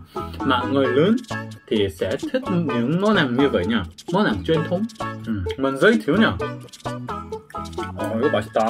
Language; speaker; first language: Vietnamese; non-native, learner; Korean